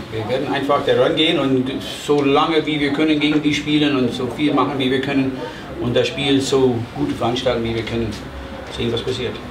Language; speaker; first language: German; non-native, fluent; English